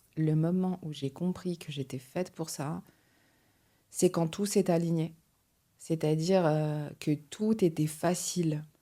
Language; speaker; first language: French; early bilingual, other home language; Portuguese